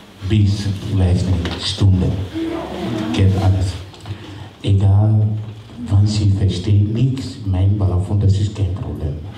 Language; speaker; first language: German; non-native, learner; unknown